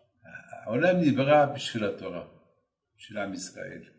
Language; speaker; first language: Hebrew; non-native, fluent; French